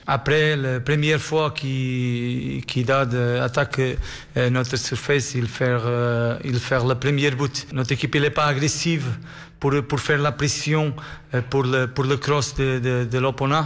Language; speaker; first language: French; non-native, learner; Portuguese